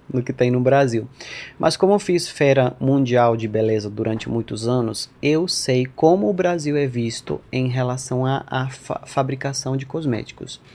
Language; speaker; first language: Portuguese; non-native, fluent; Spanish